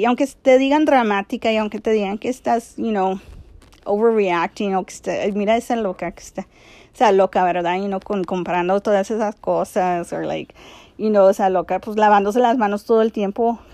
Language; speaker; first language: Spanish; early bilingual, heritage; Spanish